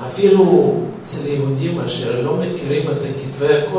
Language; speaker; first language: Hebrew; non-native, fluent; Russian